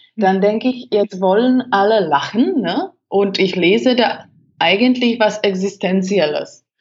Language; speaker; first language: German; non-native, fluent; Czech